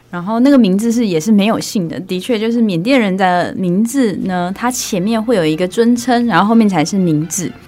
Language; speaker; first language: Chinese; early bilingual, other home language; Burmese